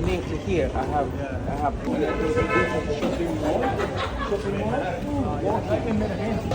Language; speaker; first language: English; non-native, learner; Spanish